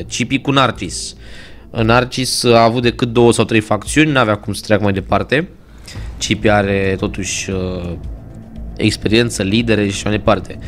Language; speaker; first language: Romanian; native; Romanian